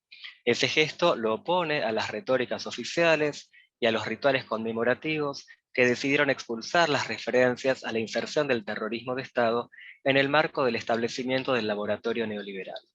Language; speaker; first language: Spanish; native; Spanish